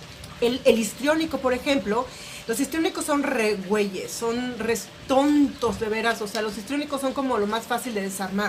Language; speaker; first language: Spanish; native; Spanish